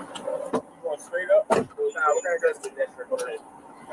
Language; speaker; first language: English; native; English